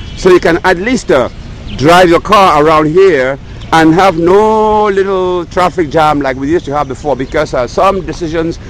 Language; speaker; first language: English; native; English